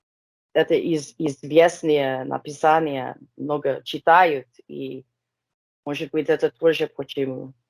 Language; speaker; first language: Russian; non-native, learner; English